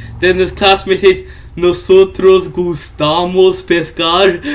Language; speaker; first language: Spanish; non-native, learner; English